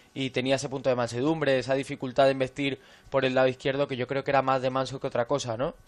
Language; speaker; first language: Spanish; native; Spanish